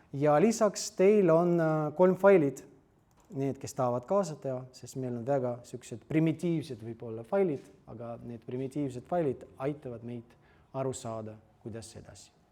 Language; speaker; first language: Estonian; non-native, fluent; Russian